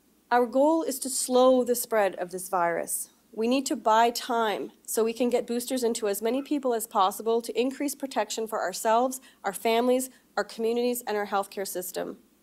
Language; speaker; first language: English; native; English